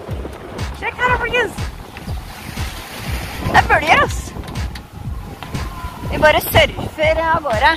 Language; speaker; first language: Norwegian; native; Norwegian